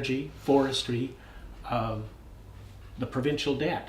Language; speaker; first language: English; native; English